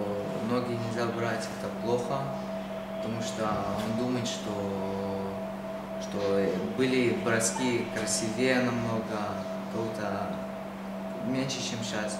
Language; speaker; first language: Russian; early bilingual, heritage; Hebrew